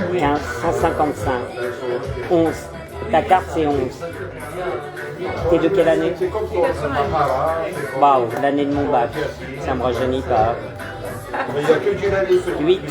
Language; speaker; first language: French; native; French